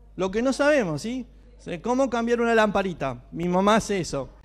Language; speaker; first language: Spanish; native; Spanish